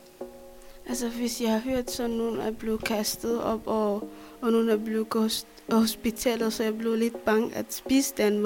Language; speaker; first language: Danish; non-native, learner; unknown